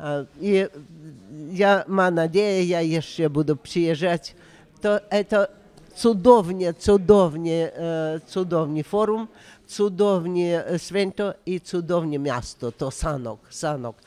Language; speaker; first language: Polish; non-native, learner; Russian